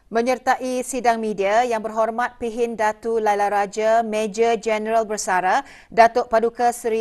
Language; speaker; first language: Malay; native; Malay